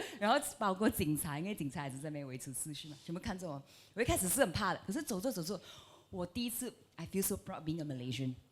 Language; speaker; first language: Chinese; native; Chinese